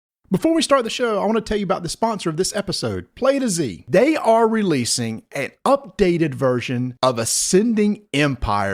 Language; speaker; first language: English; native; English